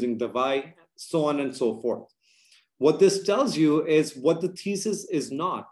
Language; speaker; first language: English; non-native, local second language; Urdu